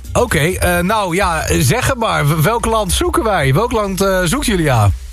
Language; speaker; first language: Dutch; native; Dutch